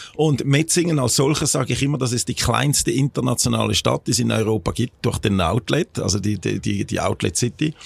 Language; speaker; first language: German; native; German